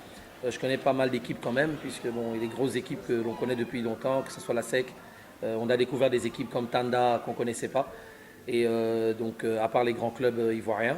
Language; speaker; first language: French; native; French